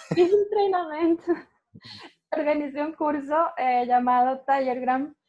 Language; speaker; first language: Spanish; native; Spanish